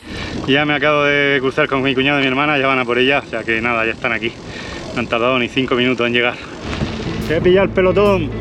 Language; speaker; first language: Spanish; native; Spanish